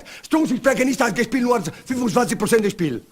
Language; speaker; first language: German; non-native, learner; Italian